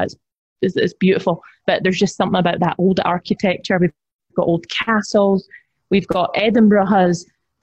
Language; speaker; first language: English; native; English